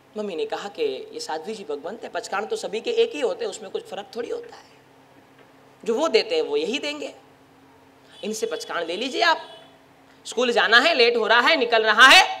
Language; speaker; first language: Hindi; non-native, local second language; Gujarati